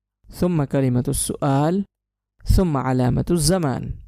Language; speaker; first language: Arabic; non-native, fluent; Urdu